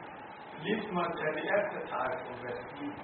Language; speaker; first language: German; non-native, learner; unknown